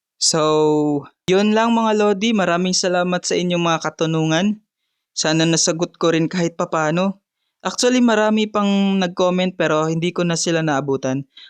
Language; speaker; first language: Filipino; non-native, local second language; Bikol